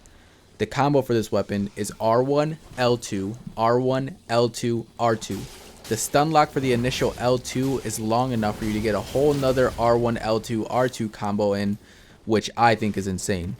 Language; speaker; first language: English; native; English